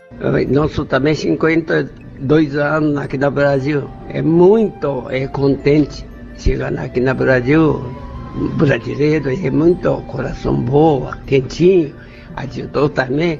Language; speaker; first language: Portuguese; non-native, learner; Japanese